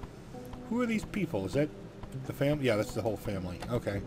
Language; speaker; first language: English; native; English